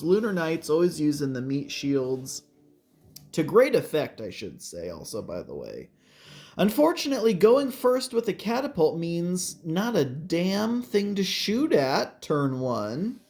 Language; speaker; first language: English; native; English